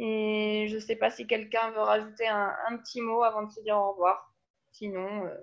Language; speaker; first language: French; native; French